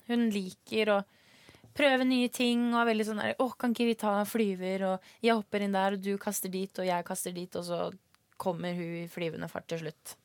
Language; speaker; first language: Norwegian; early bilingual, other home language; Swedish